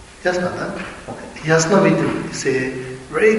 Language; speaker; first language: Russian; non-native, learner; Tibetan